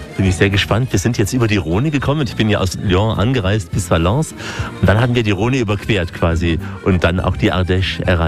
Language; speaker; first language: German; native; German